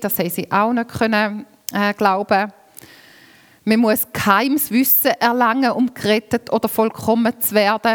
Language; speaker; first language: German; native; German